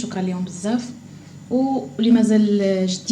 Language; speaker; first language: Arabic; native; Arabic